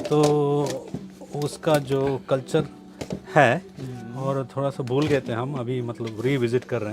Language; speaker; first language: Hindi; non-native, local second language; Kannada